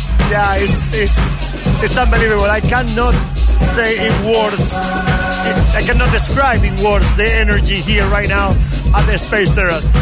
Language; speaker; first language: English; non-native, fluent; Spanish